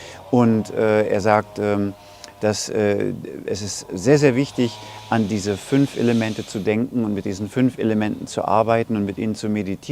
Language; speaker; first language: German; native; German